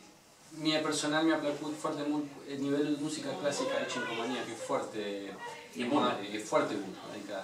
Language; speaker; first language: Romanian; non-native, fluent; Spanish